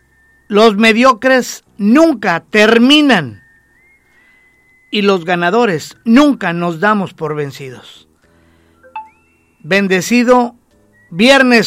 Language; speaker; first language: Spanish; native; Spanish